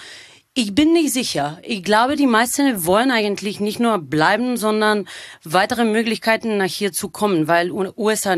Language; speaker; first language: German; non-native, fluent; Bulgarian